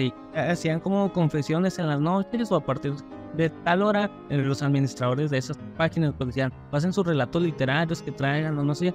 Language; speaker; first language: Spanish; native; Spanish